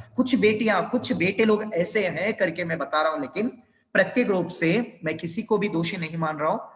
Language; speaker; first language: Hindi; non-native, local second language; Telugu